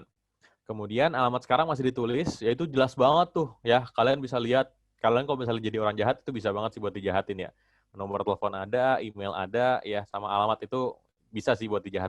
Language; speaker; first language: Indonesian; native; Indonesian